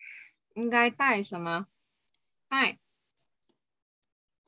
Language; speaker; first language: Chinese; non-native, fluent; Vietnamese